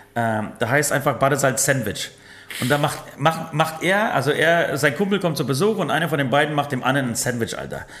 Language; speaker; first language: German; early bilingual, other home language; Polish